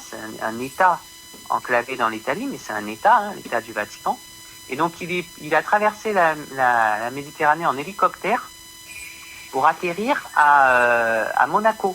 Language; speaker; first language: French; native; French